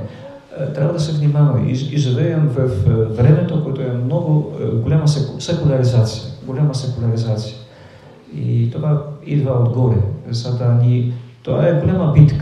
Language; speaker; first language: Bulgarian; non-native, fluent; Polish